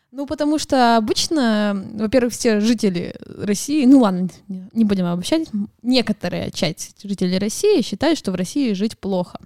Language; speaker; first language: Russian; native; Russian